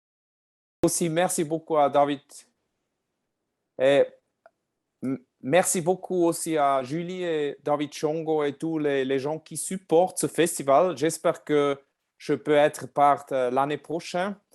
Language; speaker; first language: French; non-native, learner; German